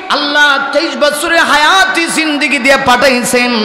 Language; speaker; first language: Bangla; non-native, local second language; Sylheti